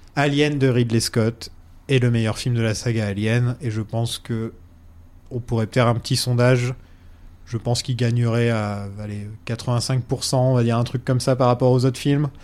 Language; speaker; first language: French; native; French